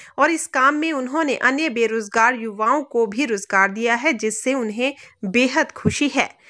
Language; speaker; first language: Hindi; native; Hindi